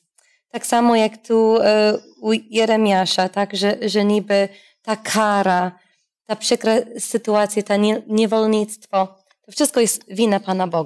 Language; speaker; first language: Polish; non-native, fluent; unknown